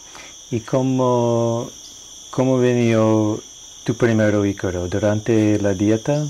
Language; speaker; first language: Spanish; non-native, learner; English